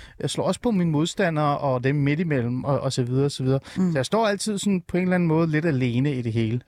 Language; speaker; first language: Danish; early bilingual, other home language; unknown